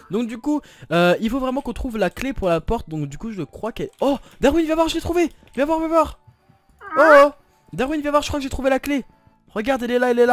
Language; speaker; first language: French; native; French